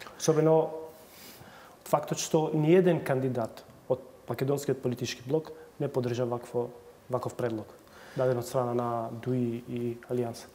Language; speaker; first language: Macedonian; non-native, local second language; Albanian